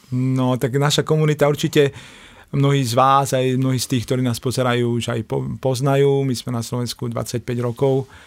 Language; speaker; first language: Slovak; native; Slovak